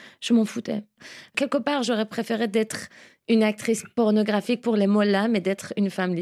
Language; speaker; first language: French; non-native, fluent; Persian